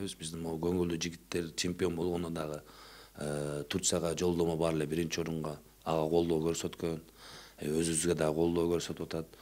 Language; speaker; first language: Kyrgyz; non-native, local second language; Uzbek